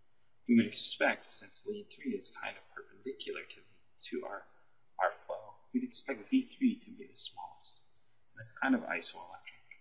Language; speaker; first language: English; native; English